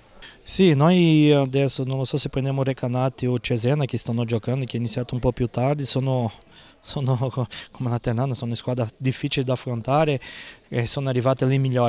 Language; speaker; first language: Italian; non-native, fluent; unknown